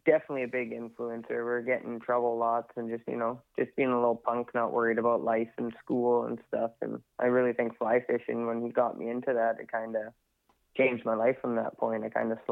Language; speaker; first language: English; native; English